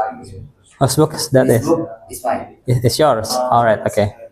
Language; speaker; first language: English; non-native, fluent; Indonesian